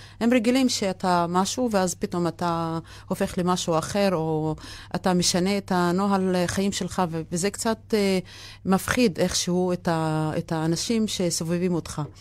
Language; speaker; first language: Hebrew; non-native, local second language; Arabic